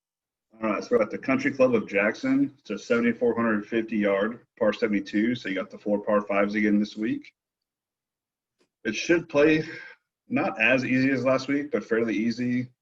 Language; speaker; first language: English; native; English